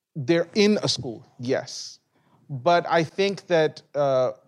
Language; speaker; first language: English; native; English